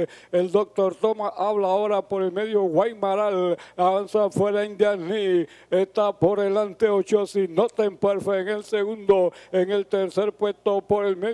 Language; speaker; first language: Spanish; native; Spanish